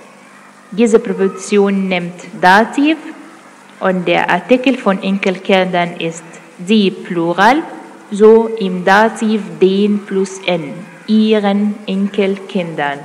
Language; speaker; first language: German; non-native, fluent; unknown